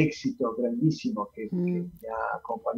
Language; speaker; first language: Spanish; non-native, fluent; Italian